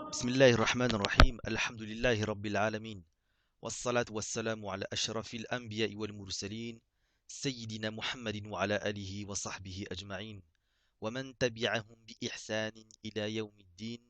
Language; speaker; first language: Arabic; non-native, fluent; French